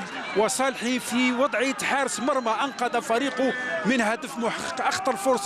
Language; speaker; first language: Arabic; native; Arabic